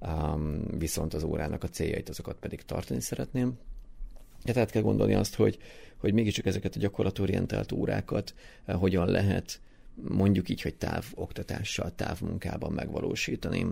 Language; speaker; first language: Hungarian; native; Hungarian